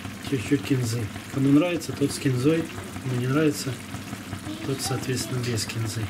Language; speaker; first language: Russian; native; Russian